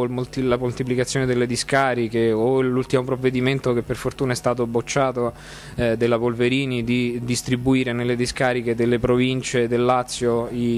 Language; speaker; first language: Italian; native; Italian